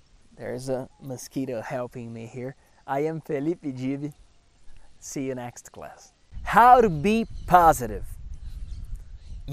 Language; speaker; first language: English; non-native, fluent; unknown